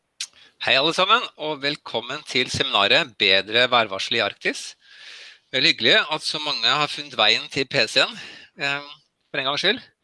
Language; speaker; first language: Norwegian; native; Norwegian